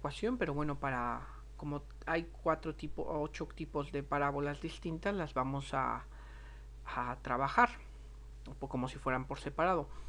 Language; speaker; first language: Spanish; native; Spanish